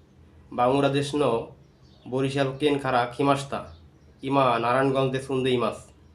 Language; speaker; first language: Japanese; non-native, learner; Bangla